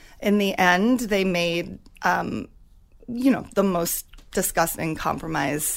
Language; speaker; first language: English; native; English